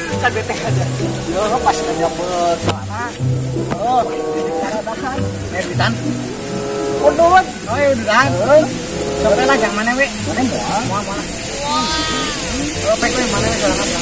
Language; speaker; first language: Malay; non-native, local second language; Sundanese